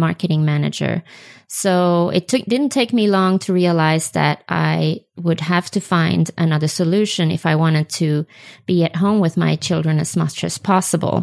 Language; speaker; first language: English; non-native, fluent; Swedish